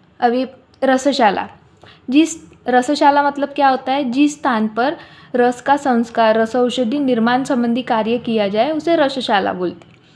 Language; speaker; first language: Hindi; non-native, local second language; Marathi